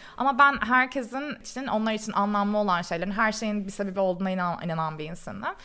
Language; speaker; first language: Turkish; native; Turkish